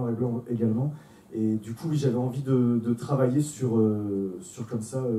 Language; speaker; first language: French; native; French